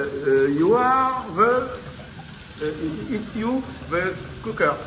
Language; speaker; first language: English; non-native, learner; French